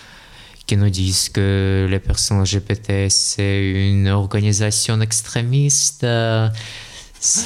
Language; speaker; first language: French; non-native, learner; Russian